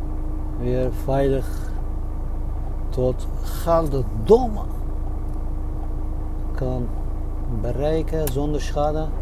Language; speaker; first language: Dutch; non-native, fluent; Turkish